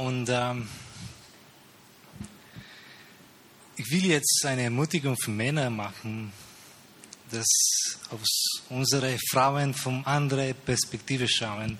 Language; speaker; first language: German; non-native, learner; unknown